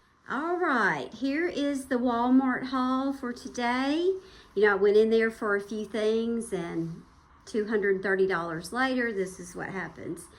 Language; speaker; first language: English; native; English